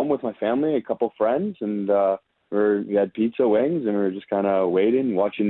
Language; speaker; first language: English; native; English